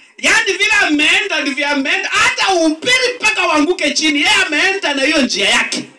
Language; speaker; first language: Swahili; non-native, local second language; Luyia